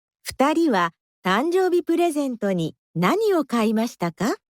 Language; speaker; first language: Japanese; non-native, learner; Indonesian